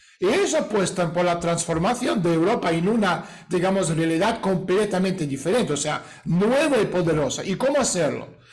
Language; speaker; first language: Spanish; non-native, fluent; Russian